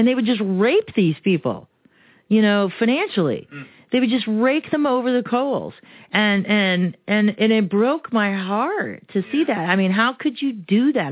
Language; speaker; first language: English; early bilingual, other home language; Romanian